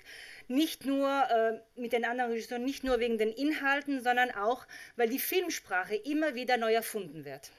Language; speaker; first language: German; native; German